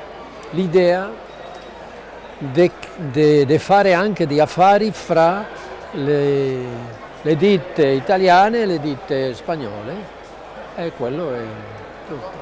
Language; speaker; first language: Italian; non-native, learner; Spanish